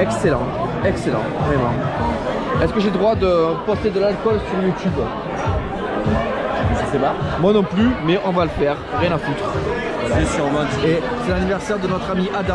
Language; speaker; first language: French; native; French